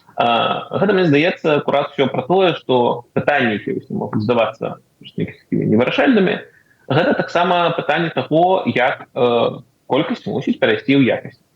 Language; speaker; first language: Belarusian; native; Belarusian